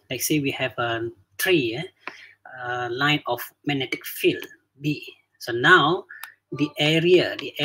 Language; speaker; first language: English; non-native, local second language; Malay